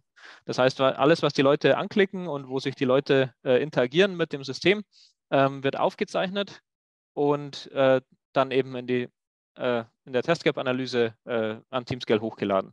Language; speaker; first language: German; native; German